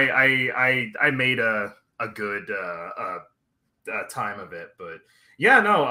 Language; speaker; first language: English; native; English